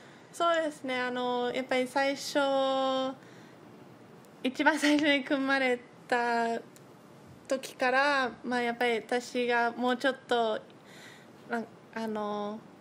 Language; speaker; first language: Japanese; early bilingual, heritage; Japanese